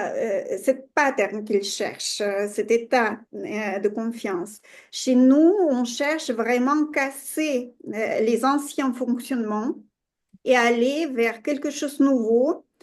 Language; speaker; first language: French; non-native, fluent; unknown